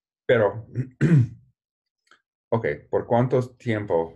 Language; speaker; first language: Spanish; non-native, learner; English